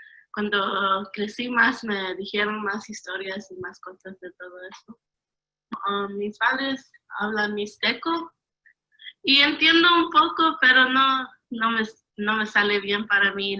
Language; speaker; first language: Spanish; early bilingual, other home language; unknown